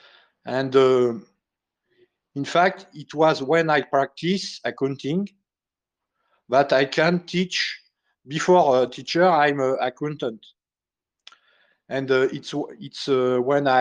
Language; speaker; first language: English; non-native, learner; French